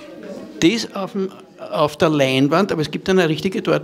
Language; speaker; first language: German; native; German